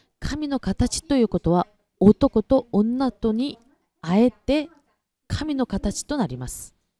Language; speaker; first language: Japanese; non-native, fluent; Korean